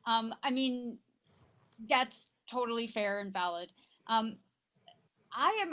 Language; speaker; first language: English; native; English